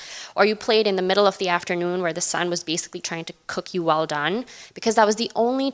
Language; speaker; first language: English; non-native, local second language; Urdu